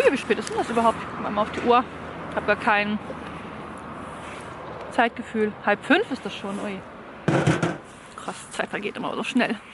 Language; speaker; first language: German; native; German